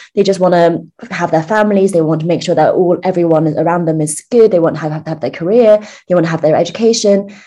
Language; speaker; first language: English; early bilingual, other home language; Chinese